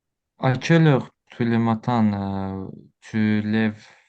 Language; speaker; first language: French; non-native, learner; Azerbaijani